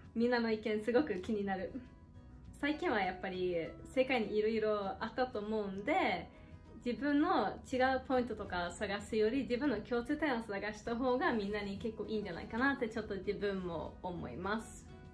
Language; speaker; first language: Japanese; non-native, fluent; Swedish